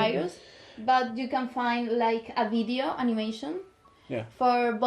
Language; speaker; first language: English; non-native, local second language; Spanish